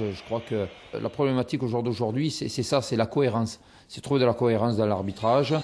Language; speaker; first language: French; native; French